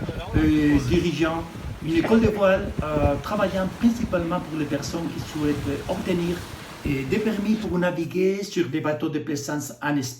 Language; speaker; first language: French; non-native, fluent; Spanish